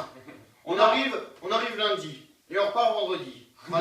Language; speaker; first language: French; native; French